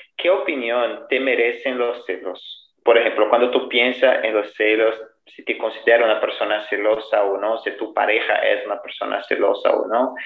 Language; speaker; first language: Spanish; non-native, fluent; Portuguese